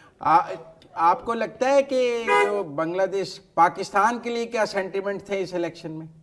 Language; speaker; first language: Urdu; native; Urdu